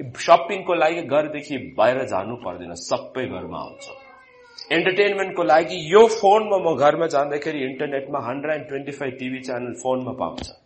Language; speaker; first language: Nepali; non-native, fluent; Malayalam